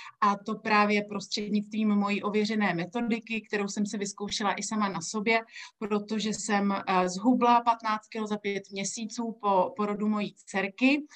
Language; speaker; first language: Czech; native; Czech